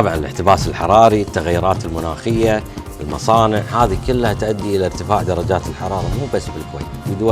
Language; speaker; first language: Arabic; native; Arabic